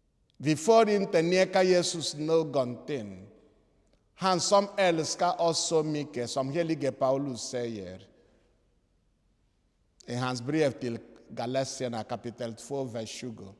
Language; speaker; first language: Swedish; non-native, fluent; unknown